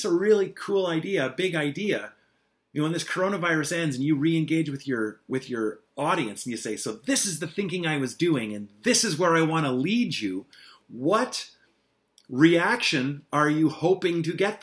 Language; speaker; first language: English; native; English